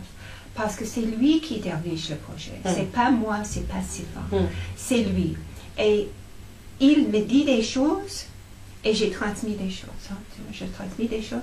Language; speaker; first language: French; non-native, fluent; English